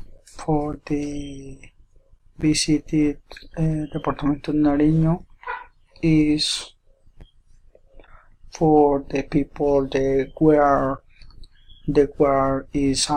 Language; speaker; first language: English; non-native, learner; Spanish